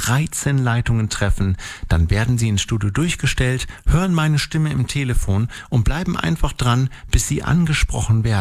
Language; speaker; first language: German; native; German